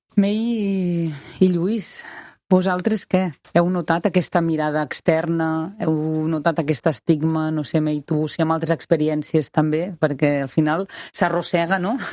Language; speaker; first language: Catalan; native; Catalan